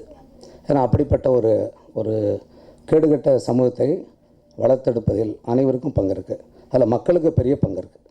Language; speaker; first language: Tamil; native; Tamil